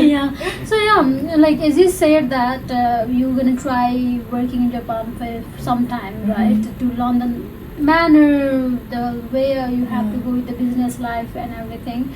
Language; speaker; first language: English; non-native, fluent; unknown